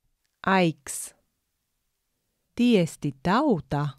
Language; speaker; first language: Greek; non-native, fluent; English